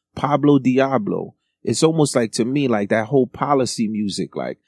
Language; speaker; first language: English; early bilingual, other home language; Haitian Creole